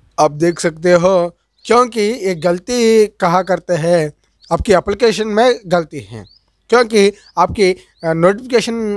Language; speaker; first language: Hindi; non-native, local second language; Telugu